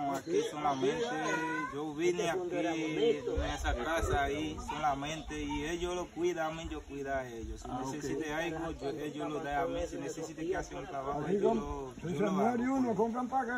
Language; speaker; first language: Spanish; non-native, learner; Haitian Creole